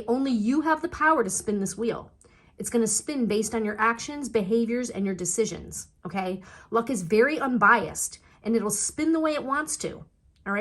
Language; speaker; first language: English; native; English